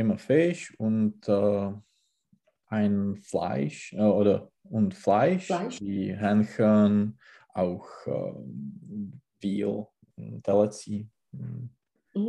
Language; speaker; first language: German; non-native, learner; Czech